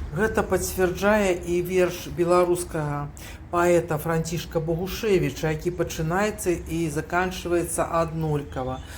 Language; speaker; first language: Belarusian; native; Belarusian